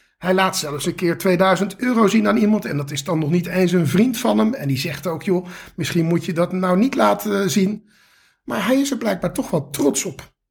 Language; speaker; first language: Dutch; native; Dutch